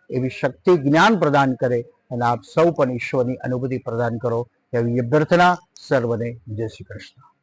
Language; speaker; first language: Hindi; non-native, local second language; Gujarati